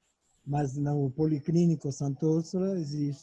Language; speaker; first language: Portuguese; non-native, fluent; Italian